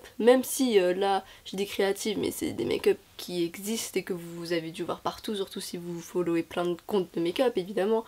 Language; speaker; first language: French; native; French